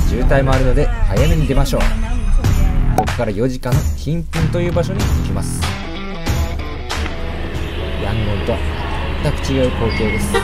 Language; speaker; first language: Japanese; native; Japanese